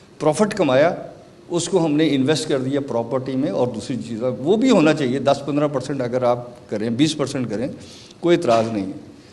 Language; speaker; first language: Urdu; non-native, local second language; Punjabi